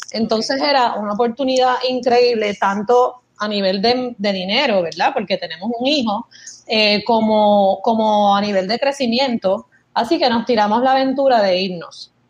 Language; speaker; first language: Spanish; native; Spanish